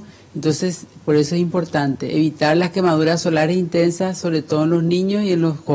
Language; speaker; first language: Spanish; native; Spanish